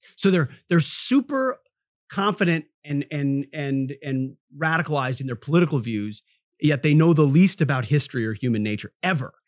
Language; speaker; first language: English; native; English